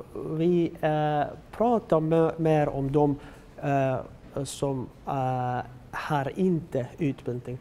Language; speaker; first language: Swedish; non-native, learner; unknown